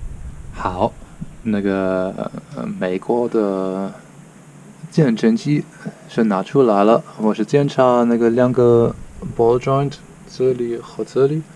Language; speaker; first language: Chinese; non-native, learner; German